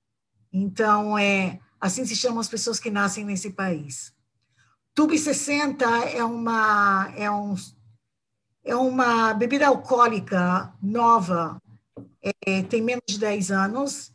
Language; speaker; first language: Portuguese; non-native, fluent; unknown